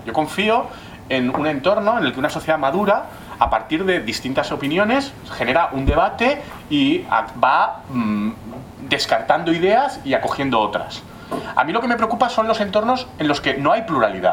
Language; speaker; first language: Spanish; native; Spanish